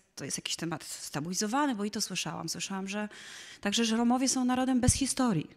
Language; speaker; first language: Polish; native; Polish